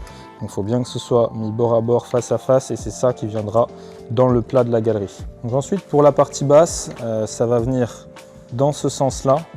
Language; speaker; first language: French; native; French